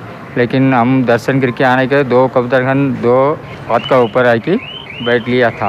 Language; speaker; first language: Hindi; non-native, local second language; Tamil